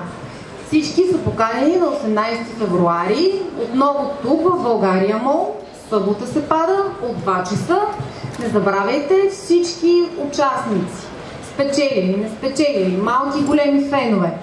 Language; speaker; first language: Bulgarian; native; Bulgarian